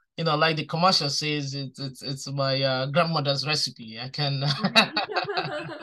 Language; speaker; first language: English; non-native, local second language; Igbo